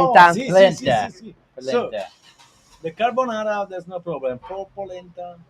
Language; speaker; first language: English; non-native, learner; Italian